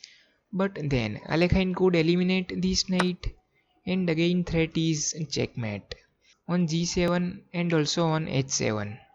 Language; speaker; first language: English; non-native, fluent; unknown